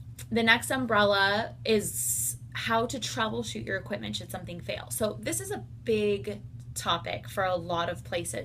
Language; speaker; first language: English; native; English